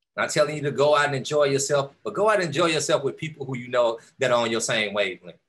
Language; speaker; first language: English; native; English